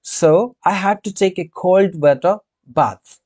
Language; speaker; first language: English; non-native, local second language; Telugu